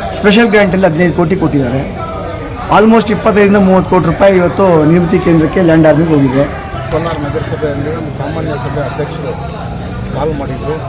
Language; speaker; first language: Kannada; non-native, local second language; Urdu